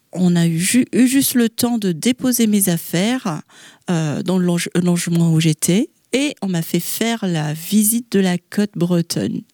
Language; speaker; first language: French; non-native, local second language; Malagasy